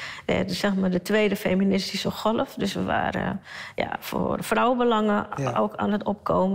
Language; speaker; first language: Dutch; early bilingual, other home language; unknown